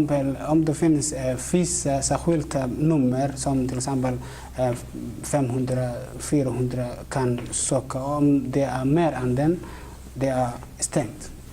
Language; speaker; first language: Swedish; non-native, learner; Somali